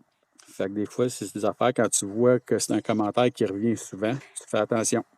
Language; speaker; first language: French; native; French